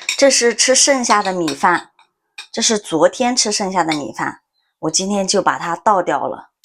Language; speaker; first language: Chinese; native; Chinese